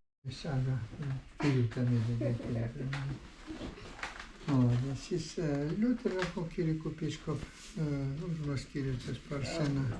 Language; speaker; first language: Estonian; non-native, learner; Ukrainian